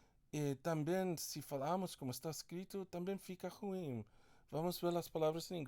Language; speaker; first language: Portuguese; non-native, learner; English